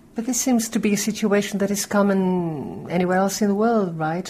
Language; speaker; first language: English; non-native, fluent; Portuguese